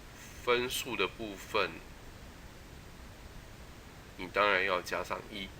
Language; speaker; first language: Chinese; native; Chinese